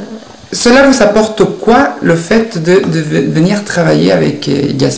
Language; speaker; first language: French; native; French